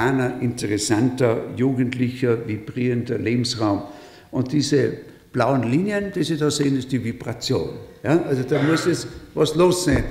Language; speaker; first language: German; native; German